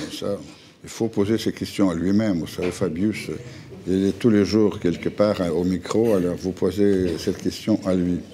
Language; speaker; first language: French; non-native, fluent; Russian